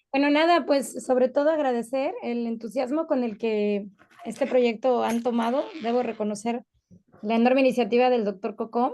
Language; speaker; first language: Spanish; native; Spanish